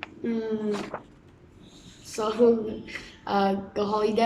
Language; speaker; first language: English; non-native, learner; Vietnamese